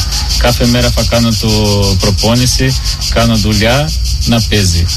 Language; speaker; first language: Greek; non-native, learner; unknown